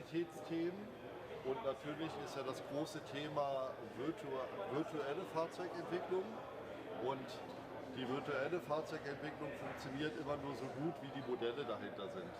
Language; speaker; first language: German; native; German